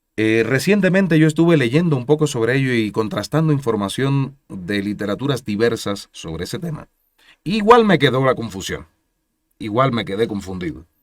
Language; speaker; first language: Spanish; native; Spanish